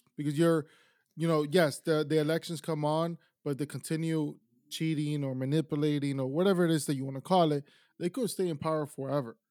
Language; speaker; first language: English; native; English